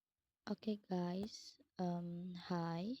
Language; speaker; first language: English; non-native, fluent; Indonesian